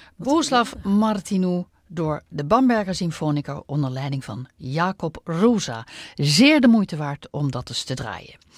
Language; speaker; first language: Dutch; native; Dutch